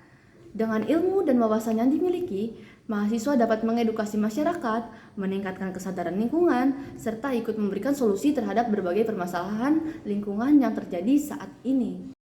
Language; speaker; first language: Indonesian; native; Indonesian